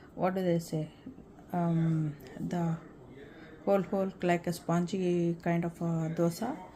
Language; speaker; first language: English; non-native, local second language; Kannada